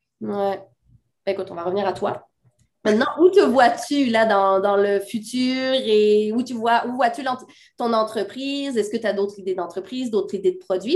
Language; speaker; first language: French; native; French